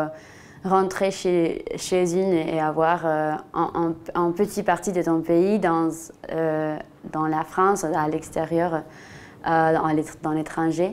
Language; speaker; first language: French; non-native, fluent; Spanish